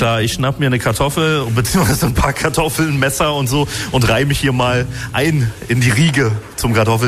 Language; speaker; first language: German; native; German